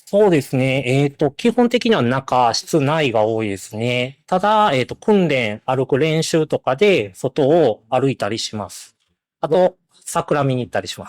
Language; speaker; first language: Japanese; native; Japanese